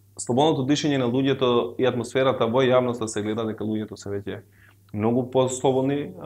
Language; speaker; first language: Macedonian; non-native, local second language; Albanian